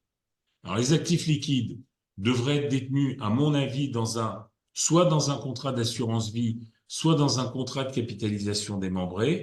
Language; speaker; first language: French; native; French